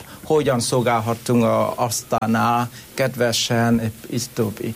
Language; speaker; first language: Hungarian; non-native, learner; Vietnamese